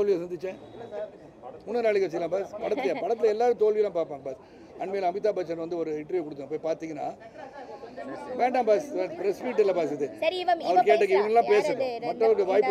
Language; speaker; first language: Tamil; native; Tamil